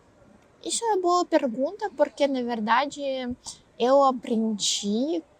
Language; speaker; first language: Portuguese; non-native, learner; Russian